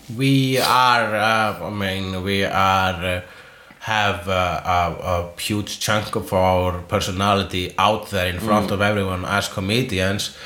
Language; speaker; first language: English; non-native, fluent; Icelandic